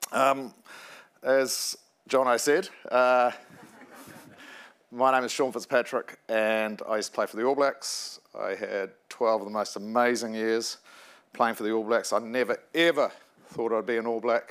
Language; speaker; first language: English; native; English